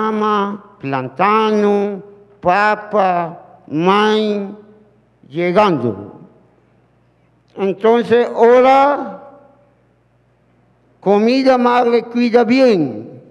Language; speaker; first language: Spanish; non-native, learner; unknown